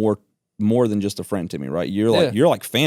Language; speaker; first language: English; native; English